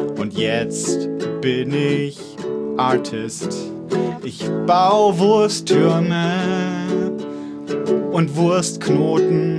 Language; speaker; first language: German; native; German